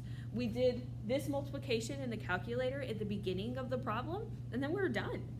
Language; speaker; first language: English; native; English